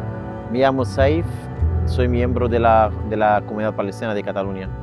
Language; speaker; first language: Spanish; non-native, fluent; Arabic